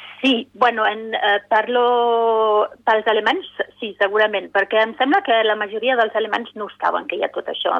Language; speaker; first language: Catalan; non-native, fluent; German